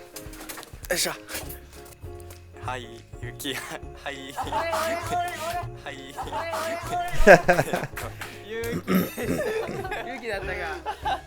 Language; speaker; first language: Japanese; native; Japanese